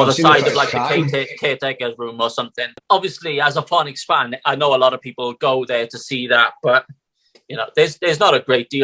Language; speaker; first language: English; native; English